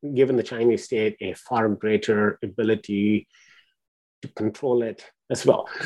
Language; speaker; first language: English; non-native, local second language; Urdu